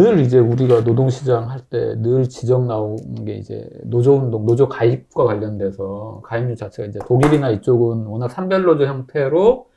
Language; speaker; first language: Korean; native; Korean